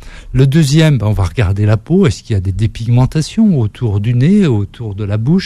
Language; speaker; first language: French; native; French